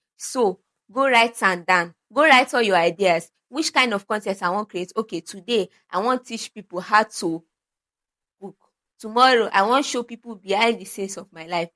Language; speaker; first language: Nigerian Pidgin; non-native, local second language; Yoruba